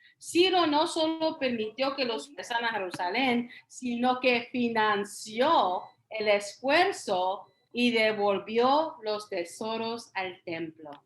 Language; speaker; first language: Spanish; early bilingual, heritage; Spanish